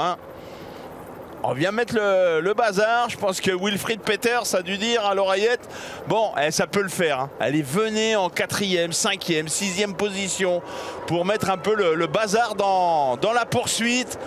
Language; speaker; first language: French; native; French